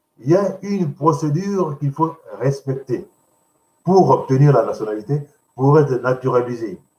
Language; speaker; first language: French; non-native, local second language; Lingala